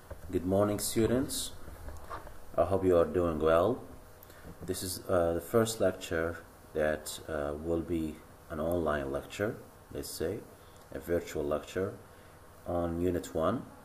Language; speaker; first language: English; non-native, fluent; Arabic